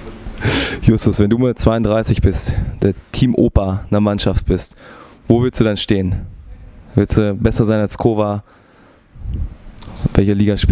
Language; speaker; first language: German; native; German